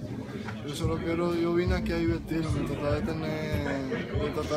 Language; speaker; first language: Spanish; non-native, local second language; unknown